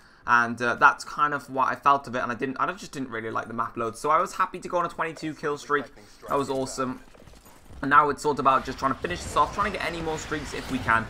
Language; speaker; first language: English; native; English